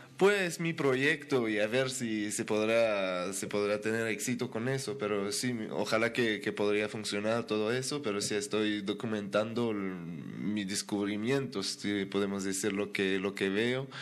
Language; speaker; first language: Spanish; non-native, fluent; French